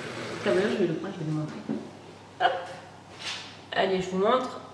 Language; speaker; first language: French; native; French